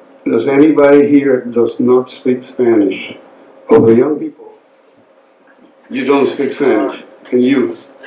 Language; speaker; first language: English; non-native, fluent; Spanish